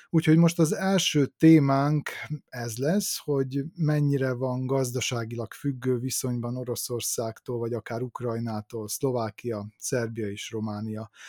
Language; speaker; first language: Hungarian; native; Hungarian